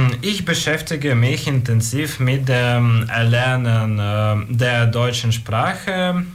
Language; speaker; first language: German; non-native, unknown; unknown